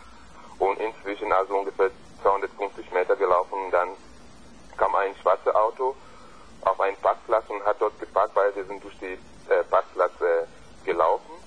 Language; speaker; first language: German; non-native, fluent; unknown